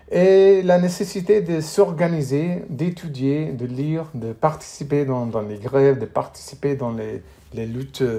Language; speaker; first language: French; non-native, fluent; English